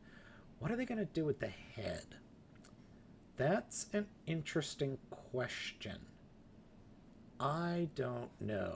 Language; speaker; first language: English; native; English